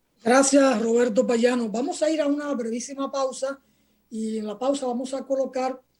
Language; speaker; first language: Spanish; native; Spanish